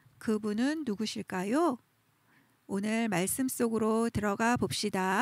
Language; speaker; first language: Korean; native; Korean